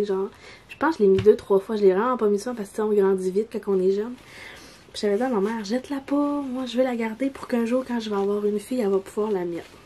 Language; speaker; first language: French; native; French